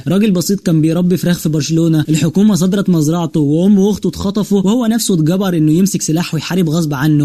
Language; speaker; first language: Arabic; native; Arabic